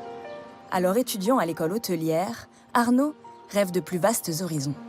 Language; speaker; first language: French; native; French